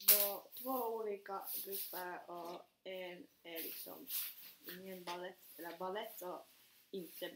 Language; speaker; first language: Swedish; non-native, fluent; Finnish